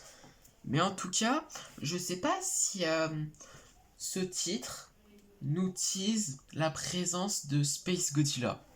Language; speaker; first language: French; native; French